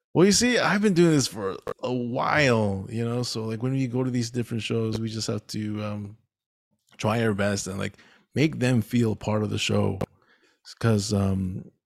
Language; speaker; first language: English; early bilingual, other home language; Filipino